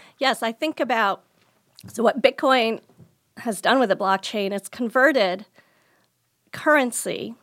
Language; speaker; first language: English; early bilingual, other home language; Gujarati